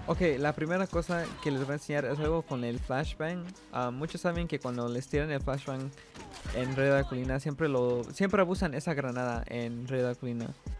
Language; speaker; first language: Spanish; early bilingual, heritage; Spanish